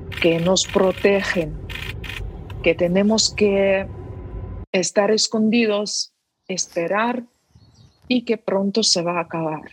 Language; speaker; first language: Spanish; non-native, fluent; Ukrainian